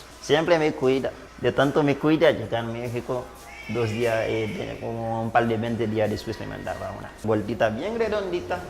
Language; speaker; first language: Spanish; non-native, learner; Haitian Creole